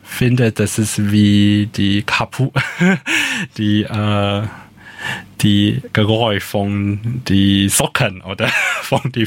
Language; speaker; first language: German; non-native, learner; Chinese